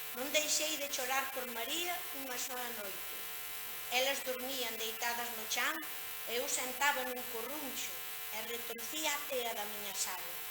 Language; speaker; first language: Galician; native; Galician